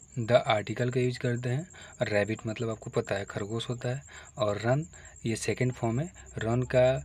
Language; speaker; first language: Hindi; native; Hindi